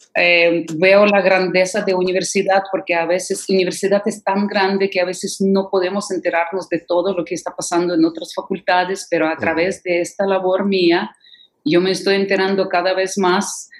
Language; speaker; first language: Spanish; non-native, fluent; Ukrainian